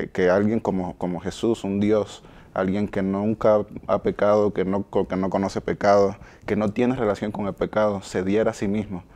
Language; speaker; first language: Spanish; native; Spanish